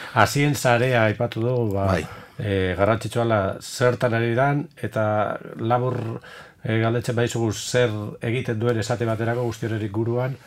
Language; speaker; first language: Basque; native; Basque